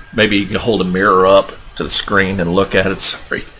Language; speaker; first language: English; native; English